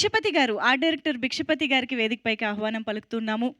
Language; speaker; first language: Telugu; native; Telugu